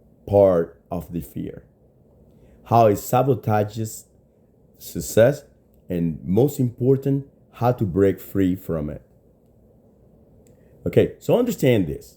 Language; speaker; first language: English; non-native, fluent; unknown